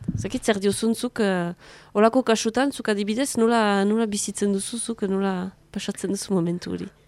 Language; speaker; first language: Basque; native; Basque